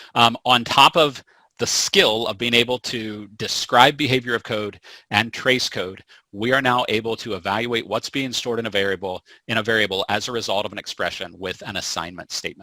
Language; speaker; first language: English; native; English